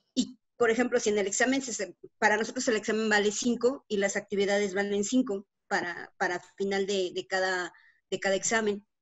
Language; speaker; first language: Spanish; native; Spanish